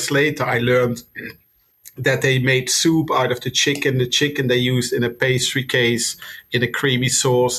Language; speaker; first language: English; non-native, fluent; Dutch